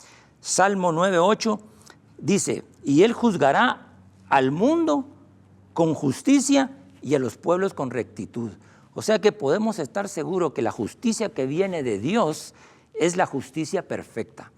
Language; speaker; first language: Spanish; native; Spanish